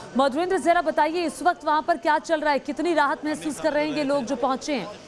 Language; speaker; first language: Hindi; native; Hindi